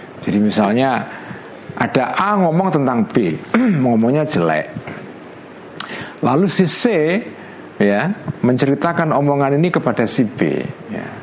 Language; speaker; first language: Indonesian; non-native, local second language; Javanese